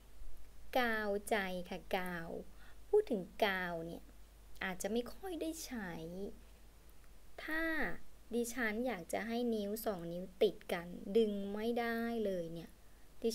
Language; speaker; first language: Thai; native; Thai